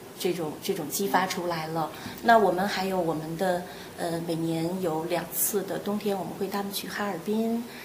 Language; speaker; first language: Chinese; native; Chinese